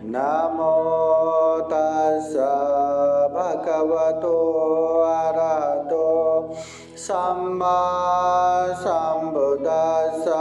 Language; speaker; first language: Hindi; non-native, local second language; Marathi